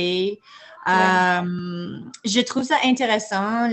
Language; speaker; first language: French; non-native, fluent; English